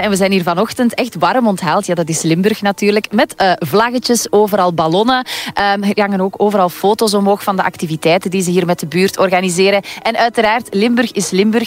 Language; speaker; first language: Dutch; native; Dutch